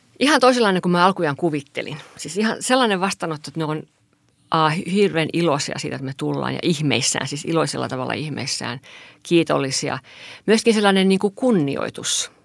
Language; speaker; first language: Finnish; non-native, local second language; Swedish